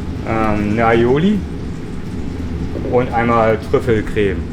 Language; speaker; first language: German; native; German